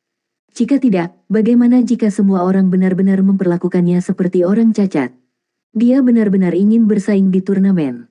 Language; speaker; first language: Indonesian; native; Indonesian